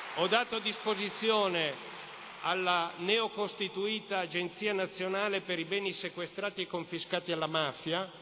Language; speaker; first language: Italian; native; Italian